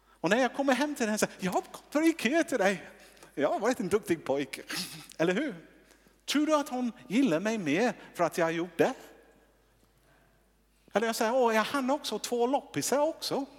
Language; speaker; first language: Swedish; non-native, fluent; English